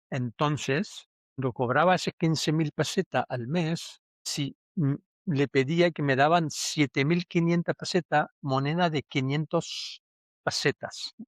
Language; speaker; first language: Spanish; non-native, fluent; Urdu